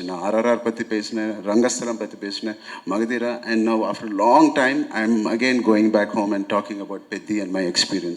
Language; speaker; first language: Tamil; non-native, local second language; Telugu